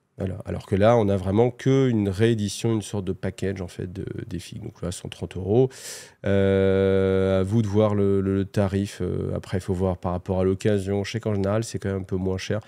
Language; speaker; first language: French; native; French